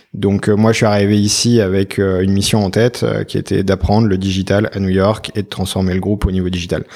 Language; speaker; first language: French; native; French